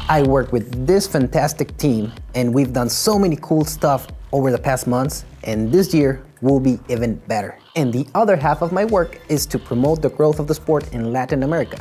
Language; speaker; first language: English; non-native, fluent; Spanish